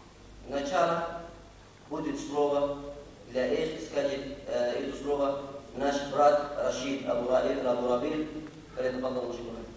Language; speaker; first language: Russian; non-native, learner; Arabic